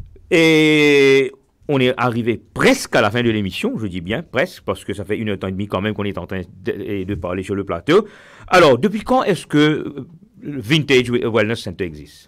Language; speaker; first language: French; non-native, local second language; Morisyen